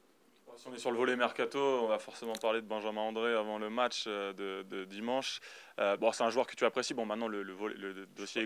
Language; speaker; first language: French; native; French